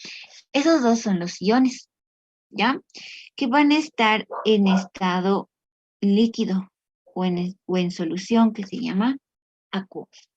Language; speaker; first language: Spanish; native; Spanish